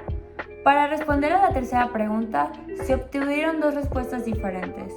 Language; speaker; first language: Spanish; native; Spanish